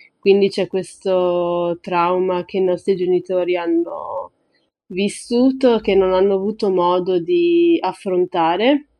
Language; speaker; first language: Italian; early bilingual, other home language; Tigrinya